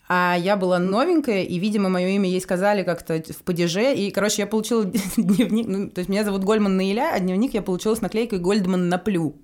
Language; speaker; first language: Russian; native; Russian